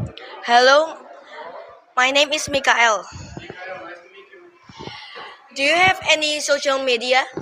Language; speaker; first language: English; non-native, learner; Indonesian